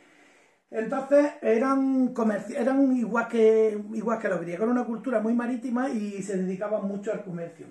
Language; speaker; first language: Spanish; native; Spanish